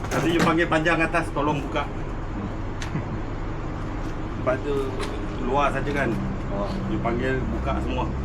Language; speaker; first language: Malay; native; Malay